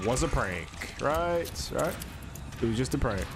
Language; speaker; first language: English; native; English